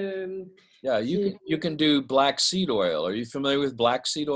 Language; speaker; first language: English; native; English